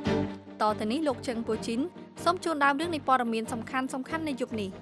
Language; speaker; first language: Khmer; native; Khmer